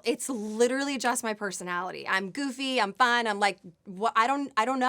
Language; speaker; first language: English; native; English